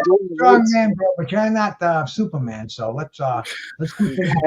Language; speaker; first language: English; native; English